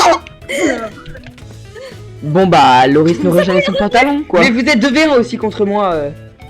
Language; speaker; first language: French; native; French